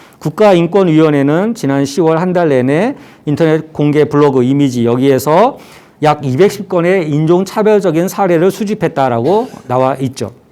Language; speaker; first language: Korean; native; Korean